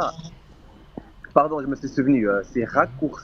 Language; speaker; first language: French; non-native, fluent; Portuguese